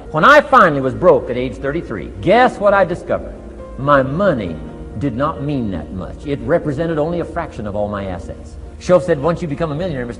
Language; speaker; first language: English; native; English